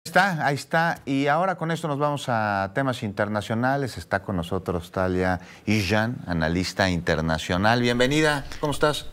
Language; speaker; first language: Spanish; native; Spanish